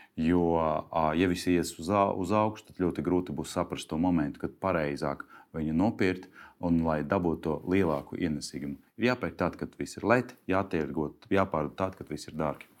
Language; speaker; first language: Latvian; non-native, local second language; Russian